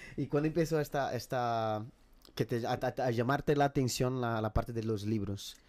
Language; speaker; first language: Spanish; non-native, fluent; Portuguese